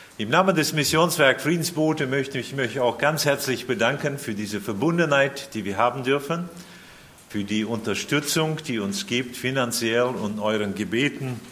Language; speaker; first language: German; early bilingual, heritage; German